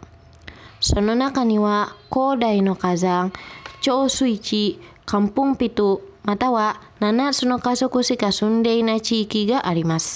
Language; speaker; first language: Japanese; non-native, fluent; Indonesian